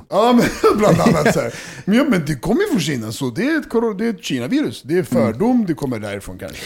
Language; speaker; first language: Swedish; early bilingual, other home language; Serbian